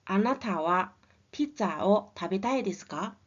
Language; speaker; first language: Japanese; non-native, fluent; Chinese